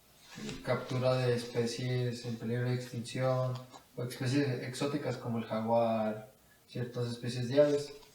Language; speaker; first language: Spanish; native; Spanish